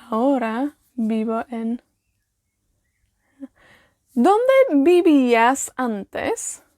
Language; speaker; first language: Spanish; non-native, fluent; Welsh